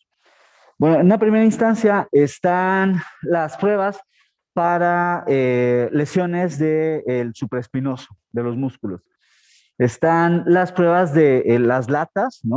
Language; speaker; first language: Spanish; native; Spanish